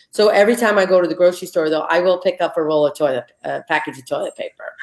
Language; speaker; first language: English; native; English